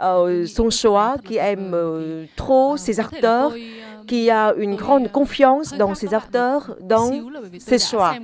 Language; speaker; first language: French; non-native, fluent; Vietnamese